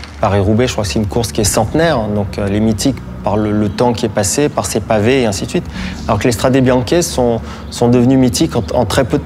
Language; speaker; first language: French; native; French